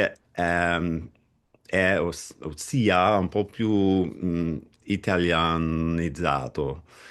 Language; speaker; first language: Italian; non-native, fluent; English